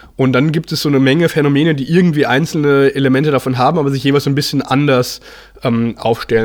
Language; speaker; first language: German; native; German